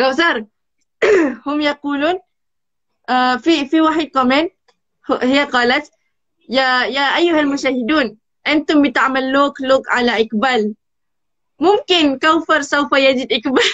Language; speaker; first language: Arabic; non-native, learner; Malay